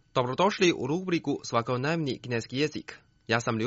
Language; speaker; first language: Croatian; non-native, fluent; Chinese